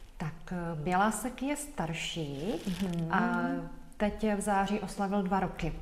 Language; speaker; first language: Czech; native; Czech